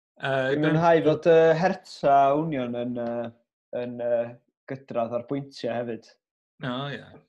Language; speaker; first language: Welsh; native; Welsh